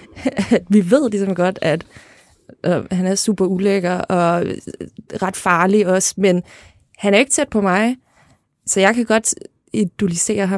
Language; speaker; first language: Danish; native; Danish